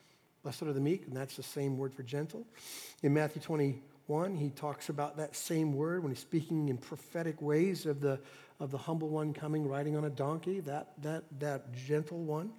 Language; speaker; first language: English; native; English